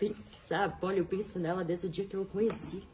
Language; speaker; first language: Portuguese; native; Portuguese